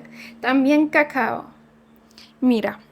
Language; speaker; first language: Spanish; non-native, learner; Polish